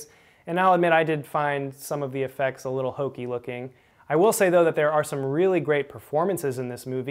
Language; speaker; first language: English; native; English